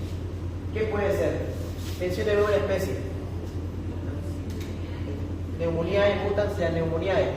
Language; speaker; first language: Spanish; native; Spanish